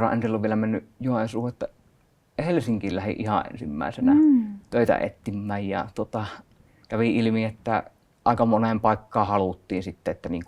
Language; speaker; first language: Finnish; native; Finnish